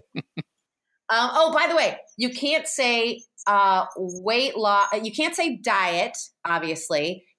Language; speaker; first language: English; native; English